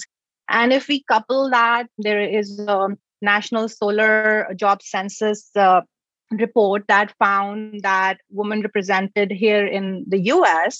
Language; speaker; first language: English; non-native, local second language; Hindi